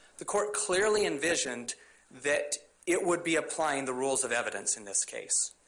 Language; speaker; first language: English; native; English